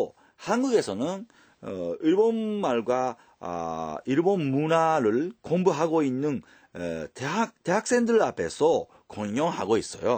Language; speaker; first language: Korean; non-native, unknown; Japanese